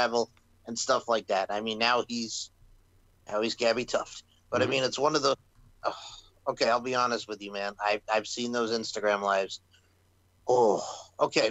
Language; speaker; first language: English; native; English